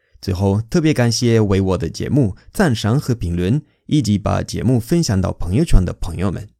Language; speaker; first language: Chinese; non-native, fluent; Spanish